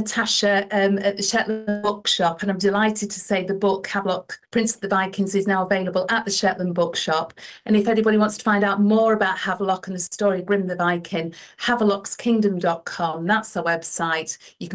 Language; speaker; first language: English; native; English